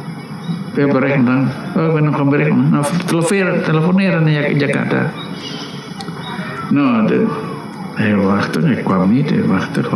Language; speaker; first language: Dutch; non-native, local second language; Minangkabau